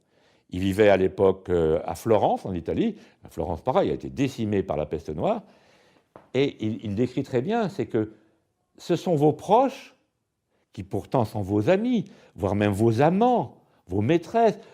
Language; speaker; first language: French; native; French